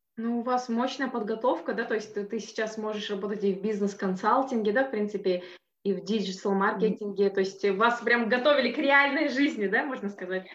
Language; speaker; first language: Russian; native; Russian